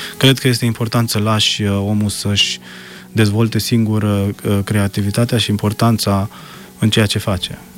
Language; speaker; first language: Romanian; early bilingual, heritage; Romanian